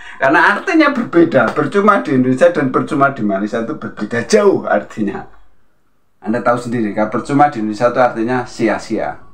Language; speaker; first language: Indonesian; native; Indonesian